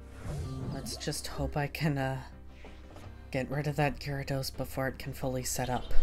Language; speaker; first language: English; native; English